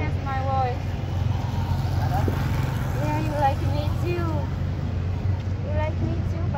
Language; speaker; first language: English; non-native, learner; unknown